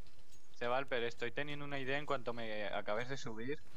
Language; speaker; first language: Spanish; native; Spanish